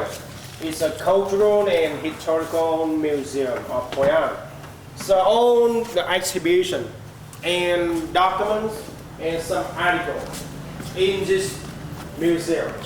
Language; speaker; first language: English; non-native, fluent; Vietnamese